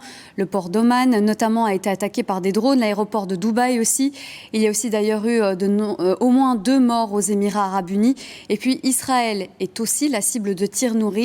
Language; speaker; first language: French; native; French